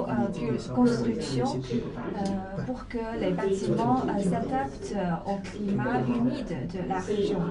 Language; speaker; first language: French; non-native, fluent; Chinese